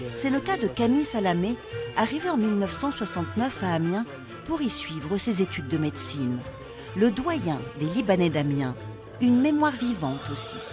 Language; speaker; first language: French; native; French